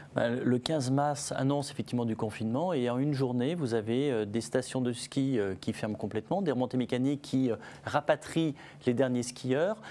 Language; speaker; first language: French; native; French